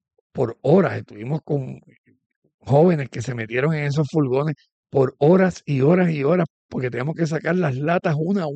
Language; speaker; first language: Spanish; native; Spanish